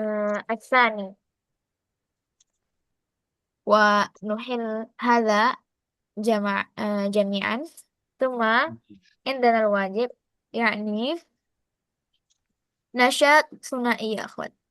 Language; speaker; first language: Arabic; non-native, fluent; Indonesian